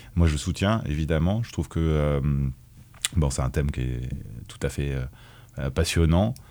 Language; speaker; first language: French; native; French